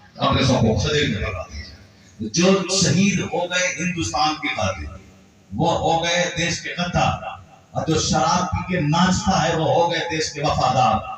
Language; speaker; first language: Urdu; native; Urdu